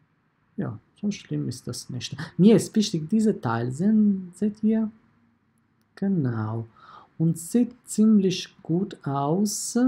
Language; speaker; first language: German; non-native, fluent; Italian